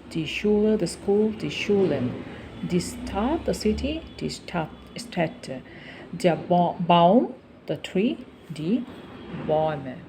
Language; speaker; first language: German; non-native, learner; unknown